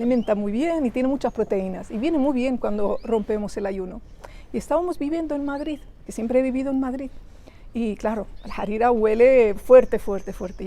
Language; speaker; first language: Spanish; early bilingual, other home language; Arabic